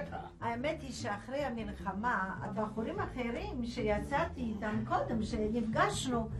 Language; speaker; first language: Hebrew; non-native, fluent; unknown